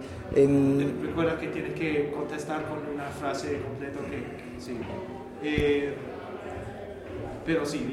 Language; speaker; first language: Spanish; non-native, learner; English